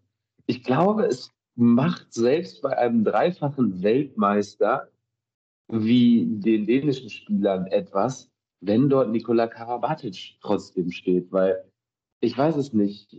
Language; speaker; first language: German; native; German